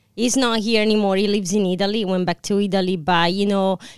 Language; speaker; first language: English; non-native, fluent; Italian